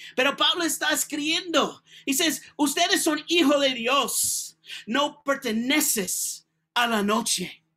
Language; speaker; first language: Spanish; non-native, learner; English